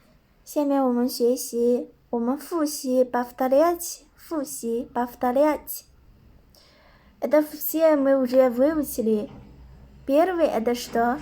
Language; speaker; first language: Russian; non-native, local second language; Kyrgyz